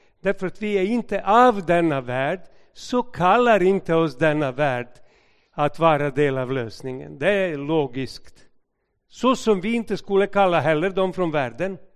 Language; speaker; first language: Swedish; non-native, fluent; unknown